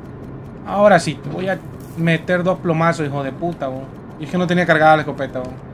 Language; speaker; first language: Spanish; native; Spanish